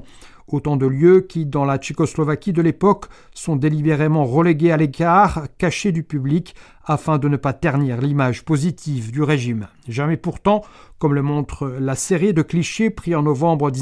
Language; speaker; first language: French; native; French